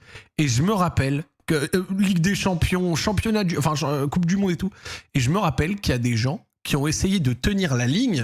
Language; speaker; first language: French; native; French